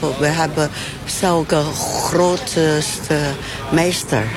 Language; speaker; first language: Dutch; non-native, learner; Chinese